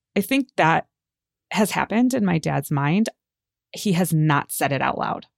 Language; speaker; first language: English; native; English